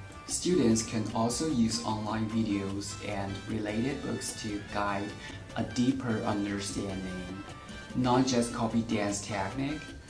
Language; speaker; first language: English; non-native, fluent; Chinese